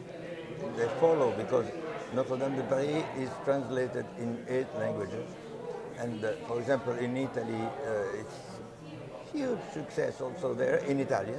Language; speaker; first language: English; non-native, fluent; Italian